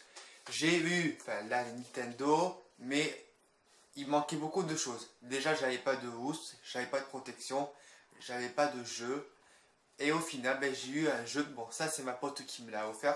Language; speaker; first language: French; native; French